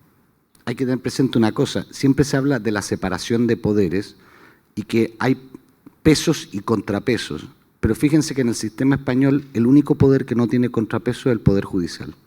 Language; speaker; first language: Spanish; native; Spanish